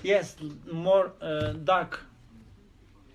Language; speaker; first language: English; non-native, learner; Turkish